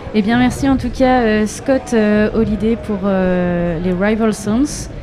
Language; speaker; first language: French; native; French